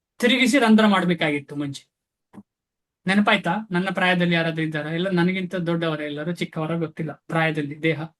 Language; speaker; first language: Kannada; non-native, local second language; Tulu